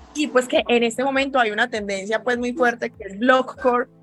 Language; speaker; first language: Spanish; native; Spanish